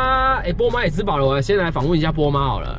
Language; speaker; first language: Chinese; native; Chinese